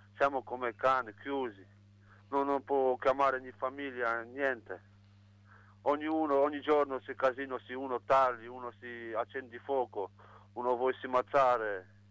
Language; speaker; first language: Italian; non-native, learner; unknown